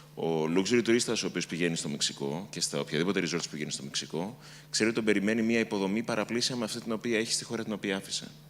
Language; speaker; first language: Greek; native; Greek